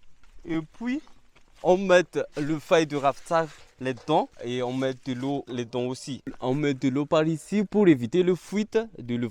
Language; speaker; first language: French; non-native, local second language; Malagasy